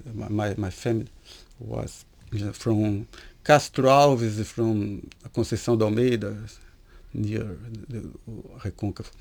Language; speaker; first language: English; non-native, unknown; Portuguese